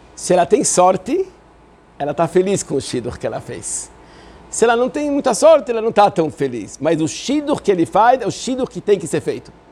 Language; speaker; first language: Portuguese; non-native, fluent; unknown